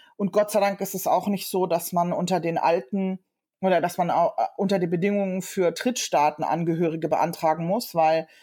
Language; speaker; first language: German; native; German